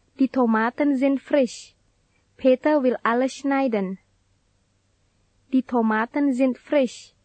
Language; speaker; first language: German; non-native, fluent; Indonesian